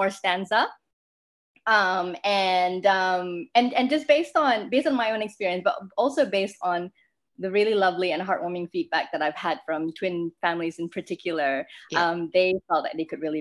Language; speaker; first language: English; non-native, local second language; Malay